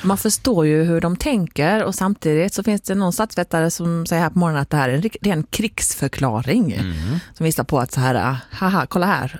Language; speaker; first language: Swedish; native; Swedish